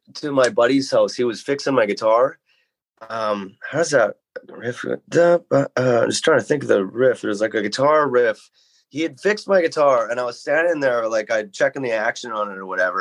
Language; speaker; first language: English; native; English